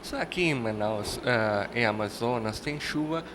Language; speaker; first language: Portuguese; non-native, learner; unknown